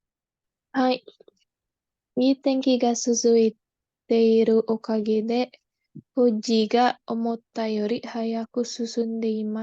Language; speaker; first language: Japanese; non-native, learner; Indonesian